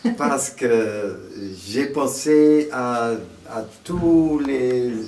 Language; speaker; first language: French; non-native, fluent; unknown